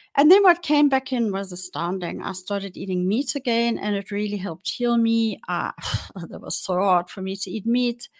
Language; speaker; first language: English; native; English